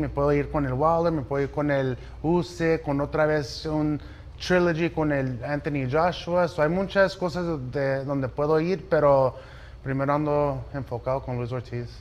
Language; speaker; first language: Spanish; early bilingual, heritage; Spanish